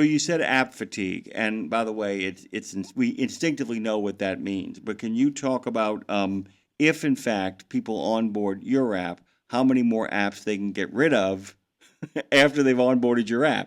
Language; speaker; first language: English; native; English